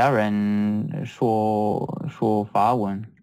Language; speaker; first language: Chinese; non-native, learner; French